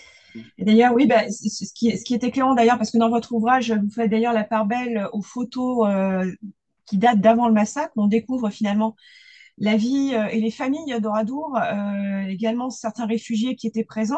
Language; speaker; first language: French; native; French